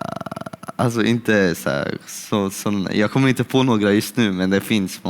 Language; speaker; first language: Swedish; early bilingual, other home language; Syriac